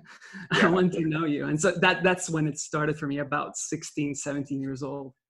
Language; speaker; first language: English; non-native, fluent; French